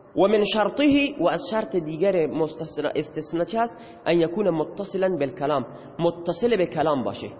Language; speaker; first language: Persian; native; Persian